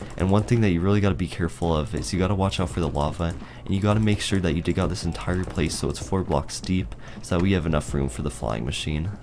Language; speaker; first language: English; native; English